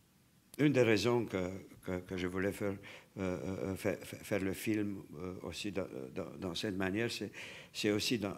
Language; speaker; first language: French; non-native, fluent; Romanian